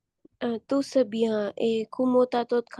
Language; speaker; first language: French; non-native, learner; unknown